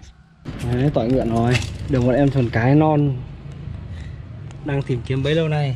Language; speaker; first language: Vietnamese; native; Vietnamese